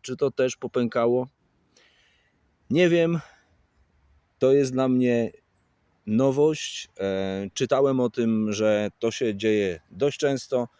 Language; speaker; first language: Polish; native; Polish